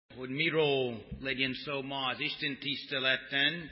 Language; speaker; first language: Hungarian; non-native, fluent; English